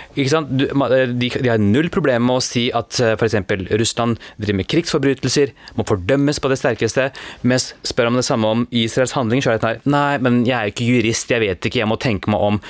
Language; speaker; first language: Norwegian; early bilingual, other home language; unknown